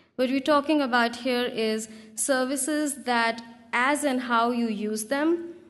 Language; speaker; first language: English; non-native, local second language; Hindi